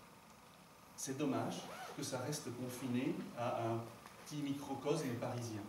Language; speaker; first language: French; non-native, local second language; Arabic